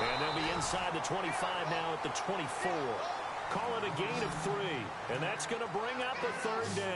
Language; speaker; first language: English; native; English